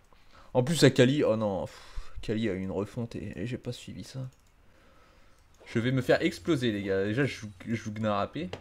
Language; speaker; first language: French; native; French